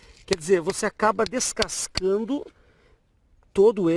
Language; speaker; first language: Portuguese; native; Portuguese